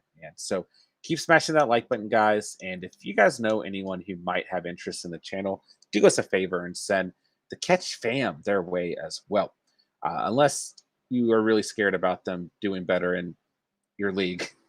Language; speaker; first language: English; native; English